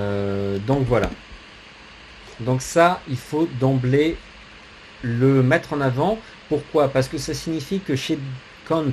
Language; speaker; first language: French; native; French